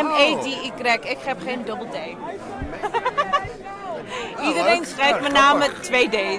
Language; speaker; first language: Dutch; non-native, fluent; English